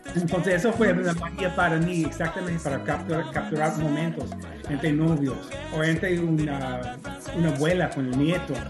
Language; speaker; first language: Spanish; non-native, fluent; English